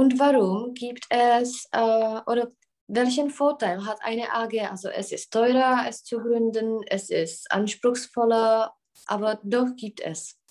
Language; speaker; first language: German; non-native, learner; Czech